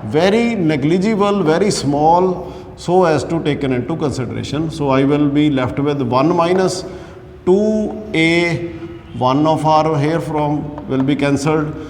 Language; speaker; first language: English; non-native, local second language; Punjabi